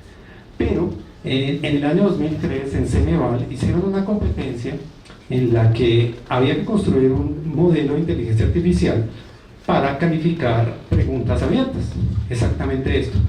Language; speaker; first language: Spanish; native; Spanish